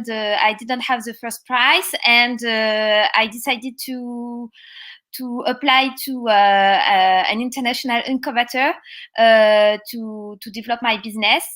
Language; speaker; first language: English; non-native, learner; French